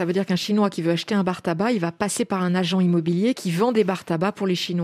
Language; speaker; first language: French; native; French